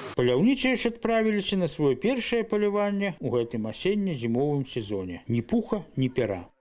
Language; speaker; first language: Belarusian; native; Belarusian